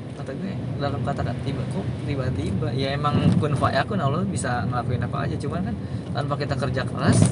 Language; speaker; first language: Indonesian; non-native, local second language; Sundanese